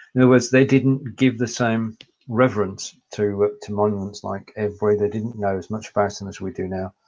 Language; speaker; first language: English; native; English